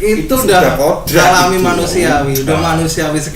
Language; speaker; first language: Indonesian; native; Indonesian